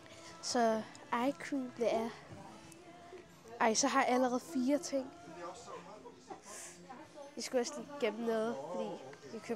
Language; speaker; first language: Danish; early bilingual, other home language; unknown